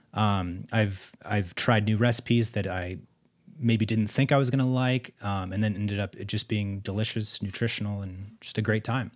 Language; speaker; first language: English; native; English